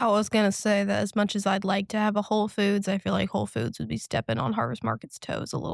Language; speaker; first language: English; native; English